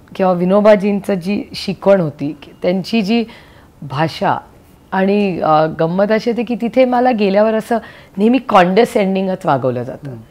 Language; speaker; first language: Marathi; native; Marathi